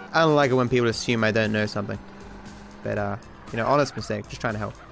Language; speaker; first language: English; native; English